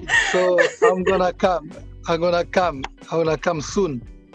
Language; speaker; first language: English; non-native, learner; Lingala